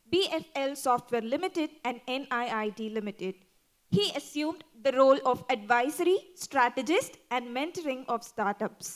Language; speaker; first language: English; non-native, local second language; Tamil